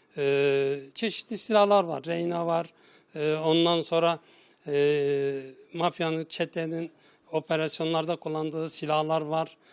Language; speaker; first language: Turkish; native; Turkish